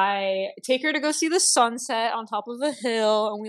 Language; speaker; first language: English; native; English